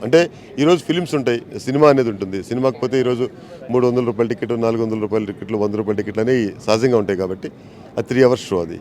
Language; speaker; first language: Telugu; native; Telugu